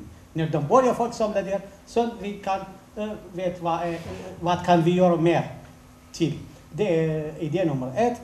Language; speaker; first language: Swedish; non-native, fluent; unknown